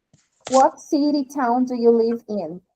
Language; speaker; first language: English; non-native, fluent; Portuguese